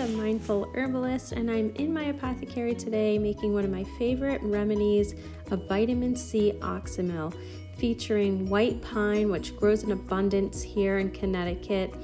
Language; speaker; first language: English; native; English